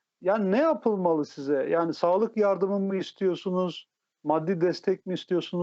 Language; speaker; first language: Turkish; native; Turkish